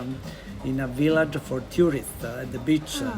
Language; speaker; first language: English; non-native, learner; Italian